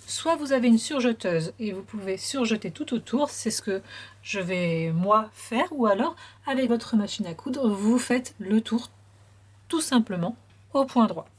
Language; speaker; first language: French; native; French